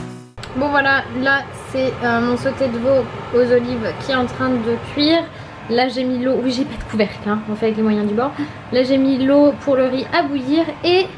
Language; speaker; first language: French; native; French